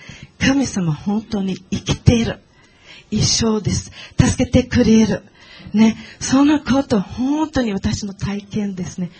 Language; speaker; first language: Japanese; non-native, learner; Portuguese